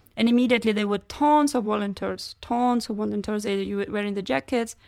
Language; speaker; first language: English; non-native, fluent; Ukrainian